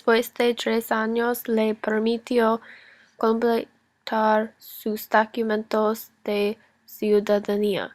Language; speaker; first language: Spanish; non-native, learner; English